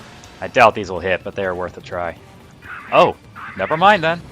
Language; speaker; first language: English; native; English